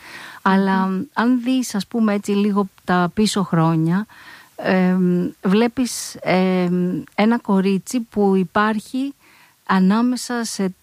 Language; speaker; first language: Greek; native; Greek